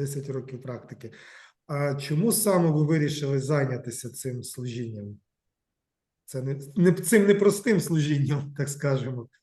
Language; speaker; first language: Ukrainian; native; Ukrainian